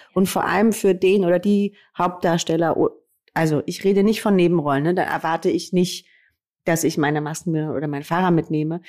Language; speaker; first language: German; native; German